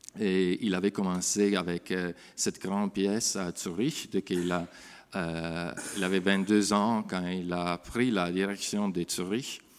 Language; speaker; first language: French; non-native, fluent; Italian